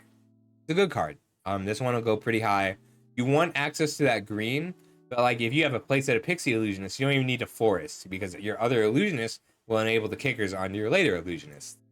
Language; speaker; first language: English; native; English